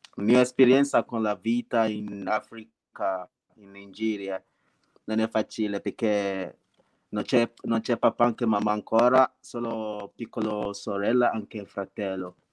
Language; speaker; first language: Italian; non-native, learner; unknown